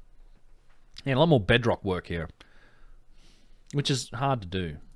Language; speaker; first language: English; native; English